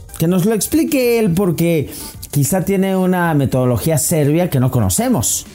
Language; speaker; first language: Spanish; native; Spanish